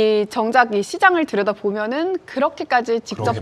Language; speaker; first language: Korean; native; Korean